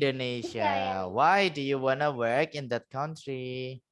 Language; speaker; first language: English; non-native, local second language; Indonesian